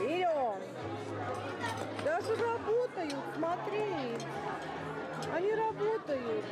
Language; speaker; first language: Russian; native; Russian